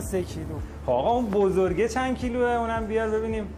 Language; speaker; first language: Persian; native; Persian